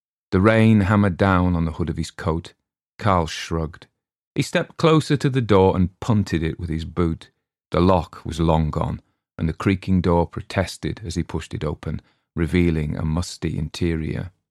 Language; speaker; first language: English; native; English